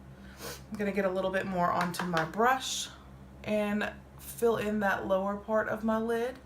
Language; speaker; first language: English; native; English